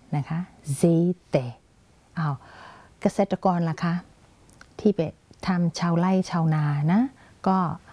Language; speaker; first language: Thai; non-native, fluent; Burmese